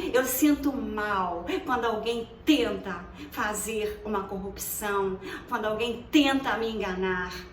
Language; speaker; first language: Portuguese; native; Portuguese